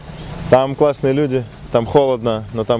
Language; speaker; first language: Russian; native; Russian